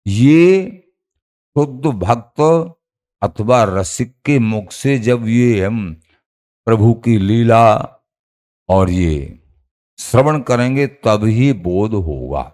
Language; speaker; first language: Hindi; native; Hindi